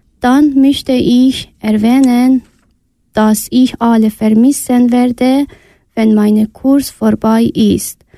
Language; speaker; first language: German; non-native, learner; Persian